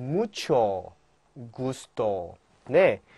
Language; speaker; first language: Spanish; non-native, fluent; Korean